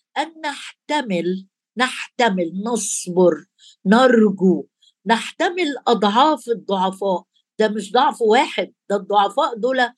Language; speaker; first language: Arabic; native; Arabic